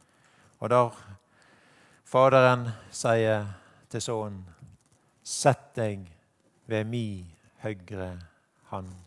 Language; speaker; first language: Norwegian; native; Norwegian